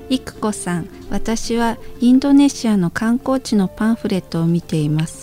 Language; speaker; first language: Japanese; non-native, fluent; Indonesian